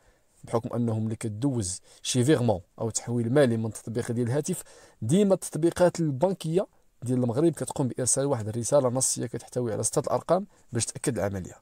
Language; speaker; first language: Arabic; native; Arabic